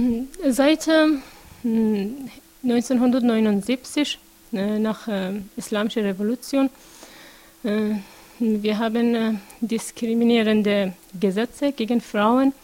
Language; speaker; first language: German; non-native, learner; Persian